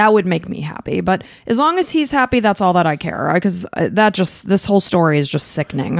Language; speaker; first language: English; native; English